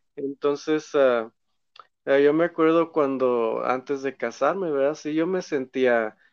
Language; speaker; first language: Spanish; native; Spanish